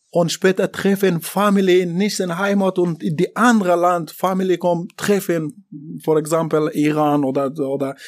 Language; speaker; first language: German; non-native, learner; Persian